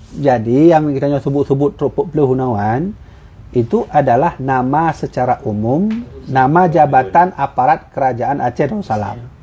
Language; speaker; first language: Malay; non-native, local second language; Achinese